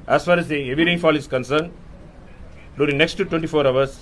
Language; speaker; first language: English; non-native, local second language; Tamil